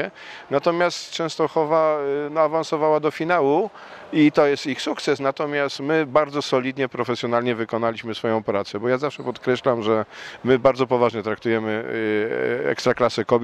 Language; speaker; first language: Polish; native; Polish